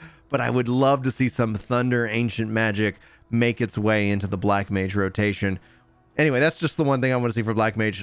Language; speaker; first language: English; native; English